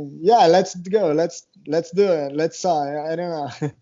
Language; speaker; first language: English; non-native, learner; Portuguese